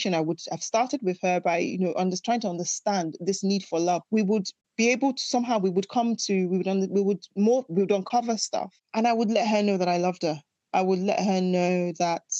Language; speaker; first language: English; non-native, local second language; Yoruba